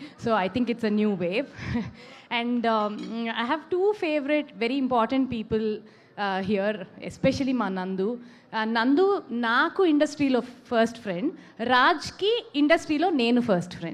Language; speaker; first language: Telugu; native; Telugu